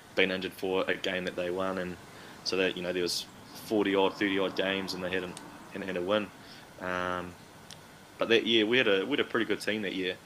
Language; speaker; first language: English; native; English